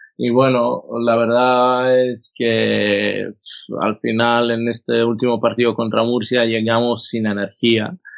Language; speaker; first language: Spanish; non-native, fluent; Croatian